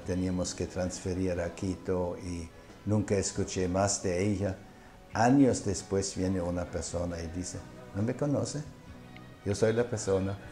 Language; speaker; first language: Spanish; non-native, fluent; German